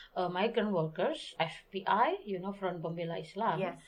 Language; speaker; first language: English; non-native, learner; Indonesian